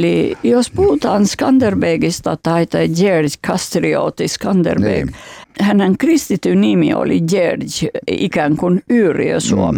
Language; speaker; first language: Finnish; non-native, fluent; Albanian